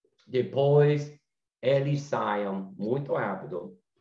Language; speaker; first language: Portuguese; non-native, learner; English